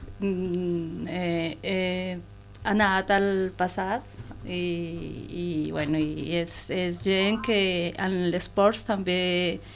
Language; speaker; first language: Catalan; non-native, learner; Spanish